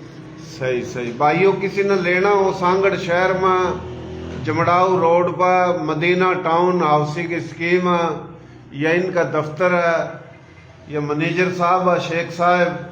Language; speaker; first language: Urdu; non-native, local second language; Haryanvi